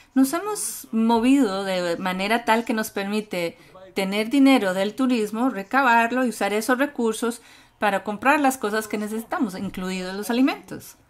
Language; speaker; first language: Spanish; non-native, fluent; English